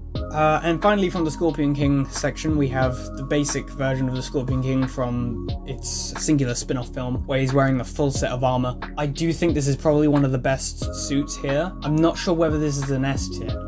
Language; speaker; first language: English; native; English